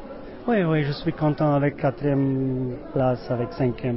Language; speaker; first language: French; non-native, learner; Czech